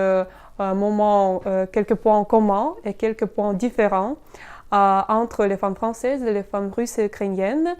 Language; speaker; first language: French; non-native, fluent; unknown